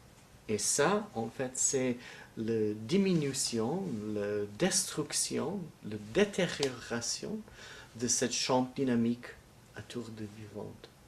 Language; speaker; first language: French; non-native, fluent; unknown